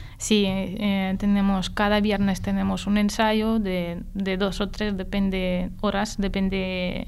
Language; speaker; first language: Spanish; non-native, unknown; Russian